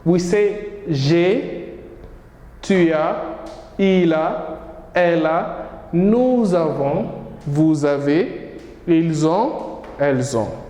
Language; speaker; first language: French; non-native, fluent; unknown